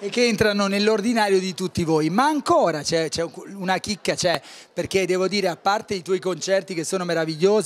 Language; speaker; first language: Italian; native; Italian